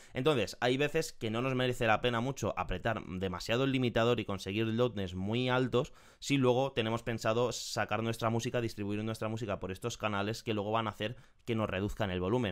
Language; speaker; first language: Spanish; native; Spanish